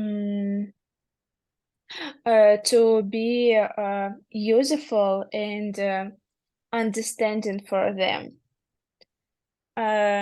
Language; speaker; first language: English; non-native, learner; Russian